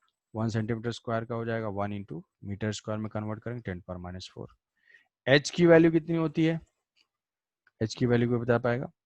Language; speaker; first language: Hindi; native; Hindi